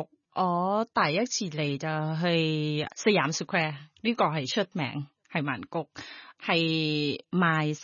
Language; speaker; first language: Cantonese; non-native, fluent; Thai